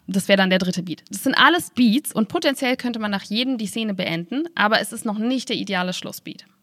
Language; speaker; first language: German; native; German